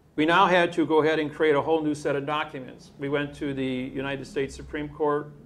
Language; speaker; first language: English; native; English